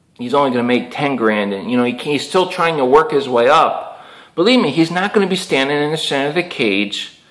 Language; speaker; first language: English; native; English